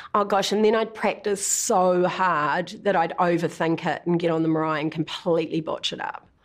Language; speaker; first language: English; native; English